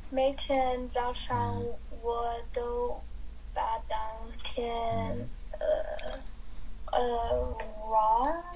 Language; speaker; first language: Chinese; non-native, learner; English